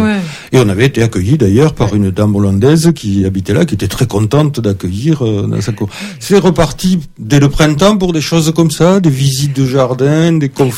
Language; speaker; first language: French; native; French